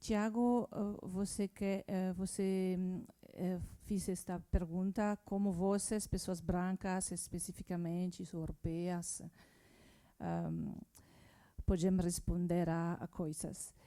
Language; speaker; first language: Portuguese; non-native, learner; French